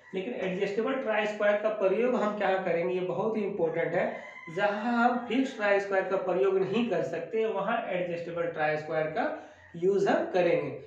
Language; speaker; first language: Hindi; native; Hindi